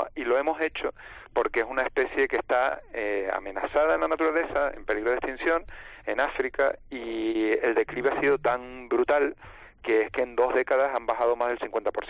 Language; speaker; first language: Spanish; native; Spanish